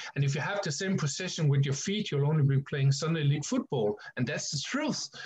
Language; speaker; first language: English; non-native, fluent; Danish